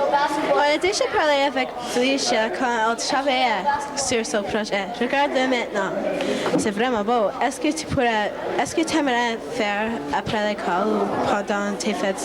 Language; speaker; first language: French; non-native, local second language; English